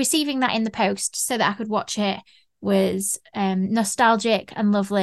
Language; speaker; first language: English; native; English